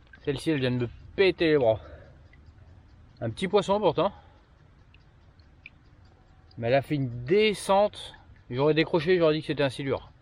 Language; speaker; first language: French; native; French